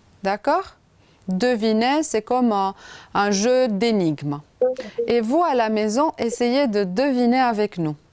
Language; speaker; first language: French; non-native, fluent; Romanian